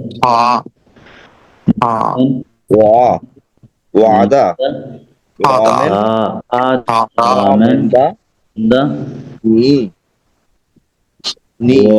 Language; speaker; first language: Chinese; non-native, learner; Bangla